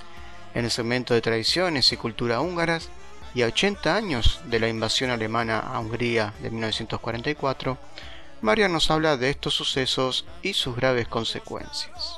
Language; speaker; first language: Spanish; native; Spanish